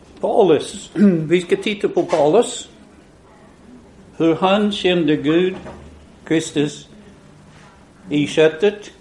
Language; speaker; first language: Swedish; non-native, fluent; English